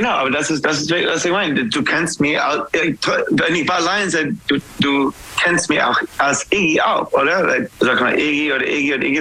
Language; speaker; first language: German; non-native, learner; English